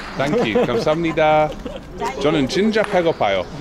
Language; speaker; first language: Korean; non-native, learner; English